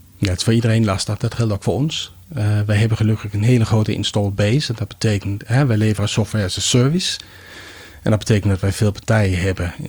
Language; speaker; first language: Dutch; non-native, fluent; Danish